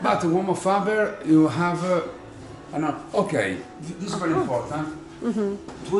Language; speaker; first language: English; non-native, learner; Italian